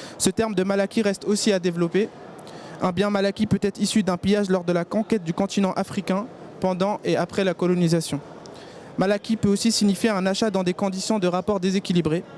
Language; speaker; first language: French; early bilingual, other home language; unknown